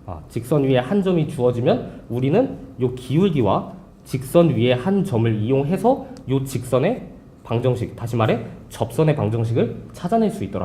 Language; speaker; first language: Korean; native; Korean